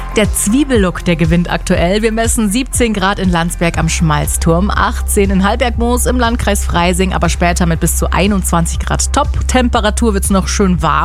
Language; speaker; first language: German; native; German